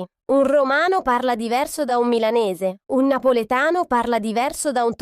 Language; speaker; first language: Italian; non-native, fluent; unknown